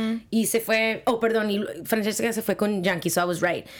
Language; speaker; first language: Spanish; early bilingual, heritage; Spanish